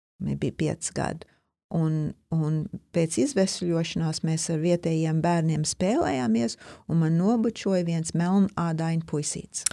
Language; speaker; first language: Latvian; early bilingual, heritage; Latvian